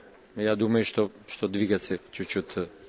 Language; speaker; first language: Russian; non-native, learner; Serbian